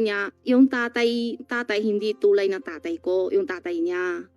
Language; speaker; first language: Filipino; non-native, learner; Chinese